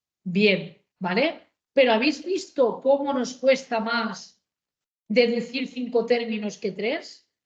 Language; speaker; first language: Spanish; native; Spanish